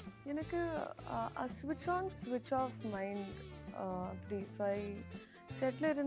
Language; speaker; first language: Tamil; non-native, learner; Telugu